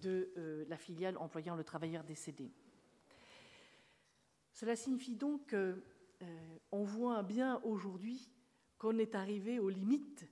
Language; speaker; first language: French; native; French